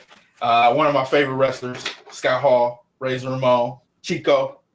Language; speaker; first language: English; native; English